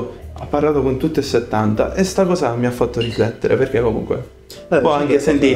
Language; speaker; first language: Italian; native; Italian